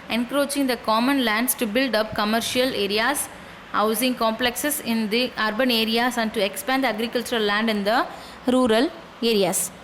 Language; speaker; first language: English; non-native, local second language; Tamil